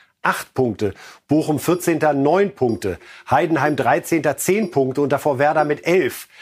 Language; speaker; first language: German; native; German